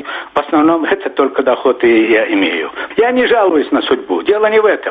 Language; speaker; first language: Russian; non-native, local second language; Turkmen